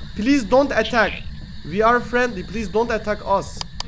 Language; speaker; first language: English; non-native, learner; Turkish